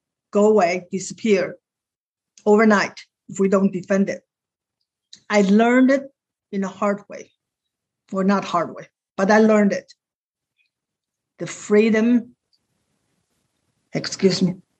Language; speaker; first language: English; non-native, fluent; Chinese